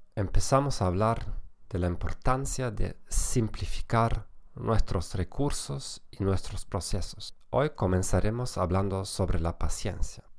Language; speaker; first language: Spanish; non-native, fluent; German